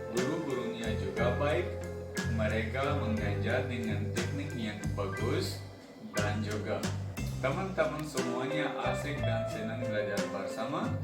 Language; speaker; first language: Indonesian; non-native, learner; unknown